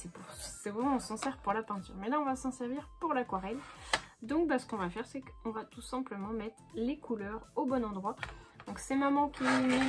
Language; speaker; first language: French; native; French